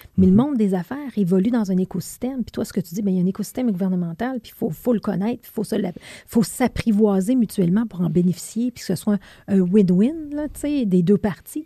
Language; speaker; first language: French; native; French